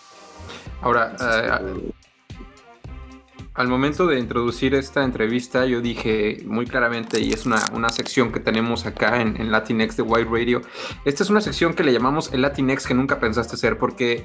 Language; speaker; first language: Spanish; native; Spanish